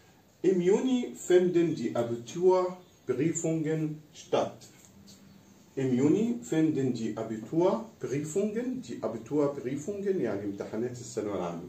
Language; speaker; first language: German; non-native, fluent; Arabic